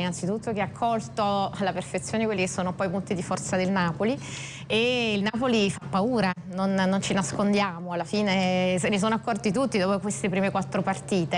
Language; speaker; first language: Italian; native; Italian